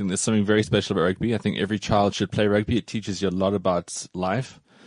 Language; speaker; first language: English; native; English